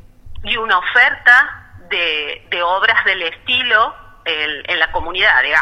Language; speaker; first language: Spanish; native; Spanish